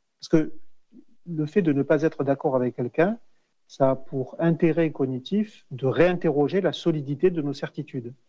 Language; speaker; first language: French; native; French